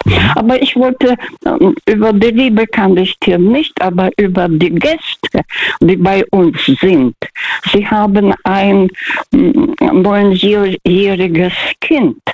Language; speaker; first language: German; early bilingual, heritage; Russian